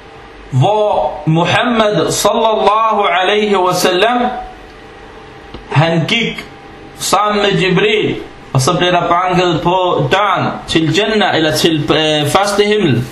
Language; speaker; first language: Danish; non-native, fluent; Arabic